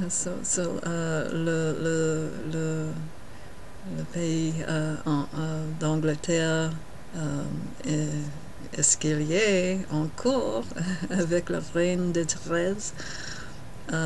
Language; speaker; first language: French; non-native, learner; English